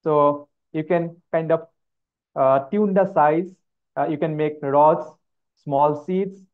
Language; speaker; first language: English; non-native, local second language; Assamese